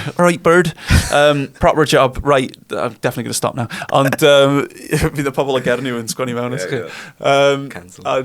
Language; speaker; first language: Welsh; non-native, local second language; English